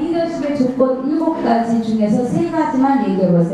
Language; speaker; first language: Korean; native; Korean